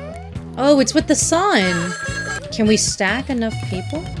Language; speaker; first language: English; native; English